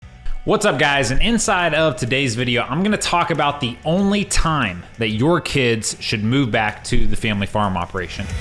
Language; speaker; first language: English; native; English